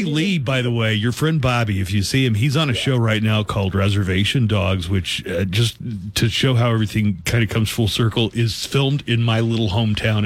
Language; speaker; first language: English; native; English